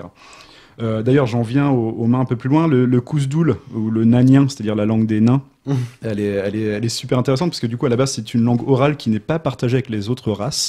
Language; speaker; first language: French; native; French